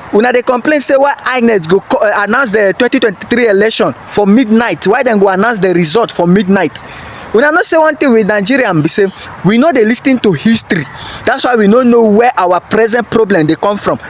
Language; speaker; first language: Nigerian Pidgin; native; Nigerian Pidgin